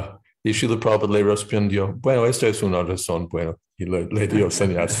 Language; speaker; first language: Spanish; non-native, learner; English